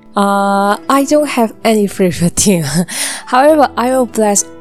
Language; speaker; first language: English; non-native, local second language; Cantonese